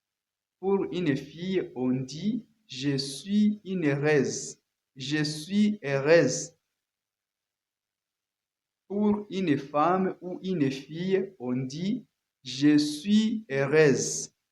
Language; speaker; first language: French; non-native, learner; Kinyarwanda